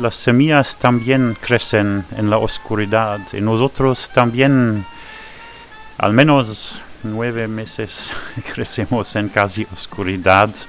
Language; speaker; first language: Spanish; non-native, fluent; French